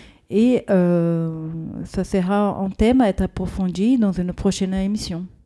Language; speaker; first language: French; non-native, fluent; Portuguese